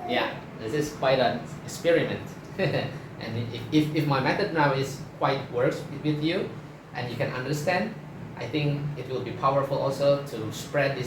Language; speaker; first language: English; non-native, fluent; Indonesian